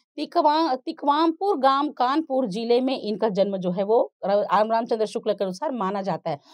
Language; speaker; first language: Hindi; native; Hindi